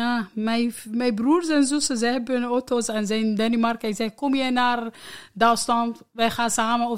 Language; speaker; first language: Dutch; non-native, learner; Arabic